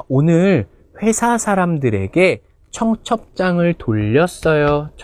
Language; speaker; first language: Korean; native; Korean